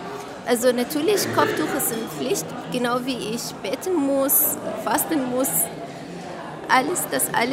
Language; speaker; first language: German; non-native, fluent; Arabic